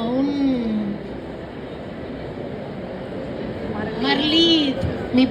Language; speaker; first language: Spanish; native; Spanish